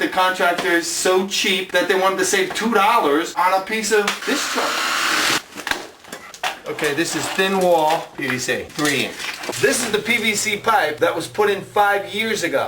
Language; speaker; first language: English; native; English